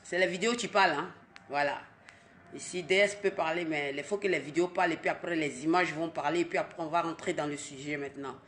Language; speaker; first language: French; non-native, local second language; Dyula